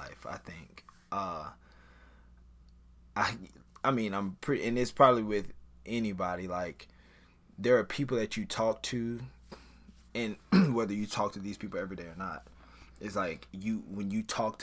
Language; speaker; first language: English; native; English